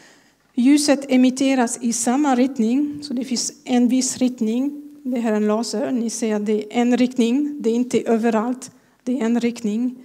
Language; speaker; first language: Swedish; non-native, fluent; French